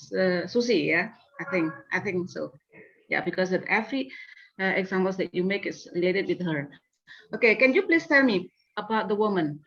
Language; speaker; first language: English; non-native, fluent; Indonesian